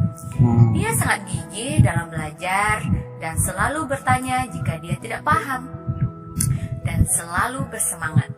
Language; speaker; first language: Indonesian; native; Indonesian